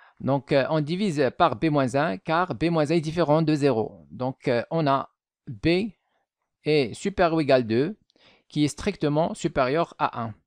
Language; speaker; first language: French; non-native, local second language; Arabic